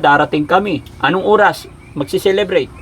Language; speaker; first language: Filipino; native; Filipino